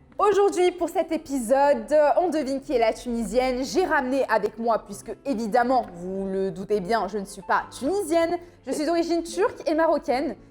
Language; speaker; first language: French; native; French